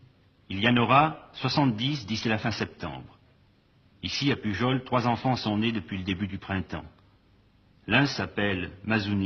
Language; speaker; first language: French; native; French